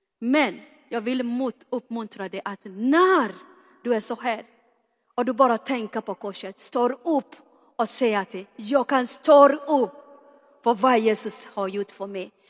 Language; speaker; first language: Swedish; non-native, fluent; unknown